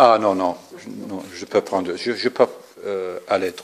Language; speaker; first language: French; non-native, learner; English